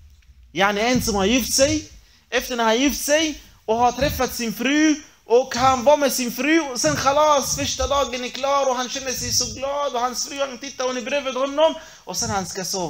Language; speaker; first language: Swedish; non-native, fluent; Arabic